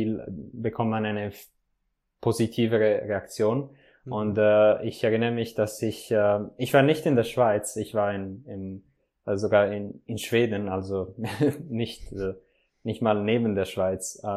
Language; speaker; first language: German; non-native, fluent; Italian